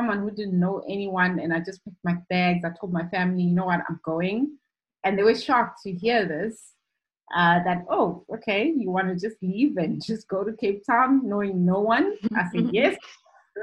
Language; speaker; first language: English; non-native, local second language; Shona